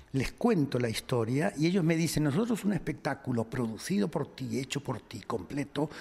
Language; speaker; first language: Spanish; native; Spanish